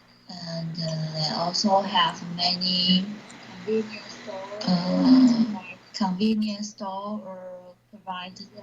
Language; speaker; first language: English; non-native, learner; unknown